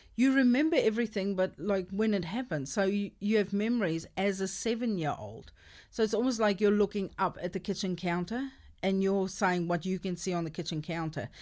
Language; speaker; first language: English; non-native, local second language; Afrikaans